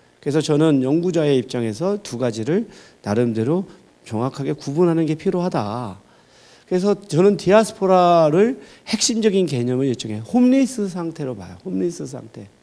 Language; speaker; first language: Korean; native; Korean